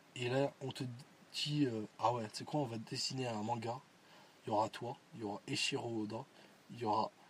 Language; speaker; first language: French; early bilingual, other home language; Arabic